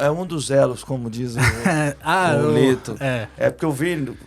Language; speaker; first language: Portuguese; native; Portuguese